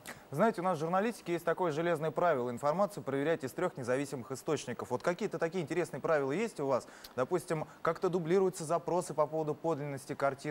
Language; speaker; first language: Russian; native; Russian